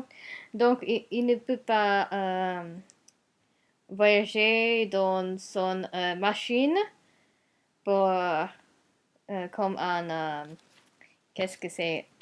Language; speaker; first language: French; non-native, learner; Japanese